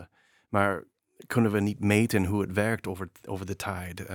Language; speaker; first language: Dutch; non-native, fluent; English